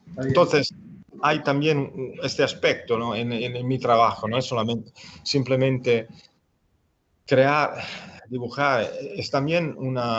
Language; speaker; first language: Spanish; non-native, fluent; Italian